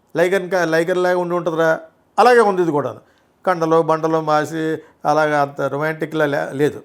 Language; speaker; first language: Telugu; native; Telugu